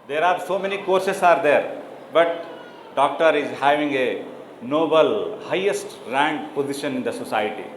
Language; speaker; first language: English; non-native, local second language; Urdu